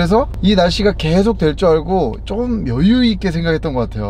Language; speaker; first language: Korean; native; Korean